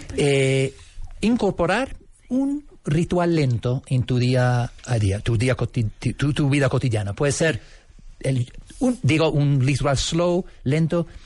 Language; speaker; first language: Spanish; non-native, fluent; English